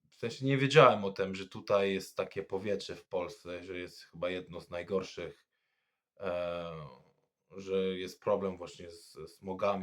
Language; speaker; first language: Polish; non-native, fluent; French